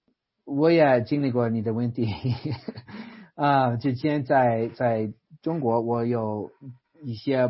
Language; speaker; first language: Chinese; non-native, fluent; English